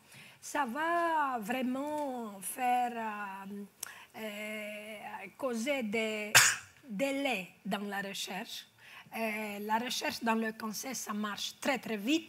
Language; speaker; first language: French; non-native, fluent; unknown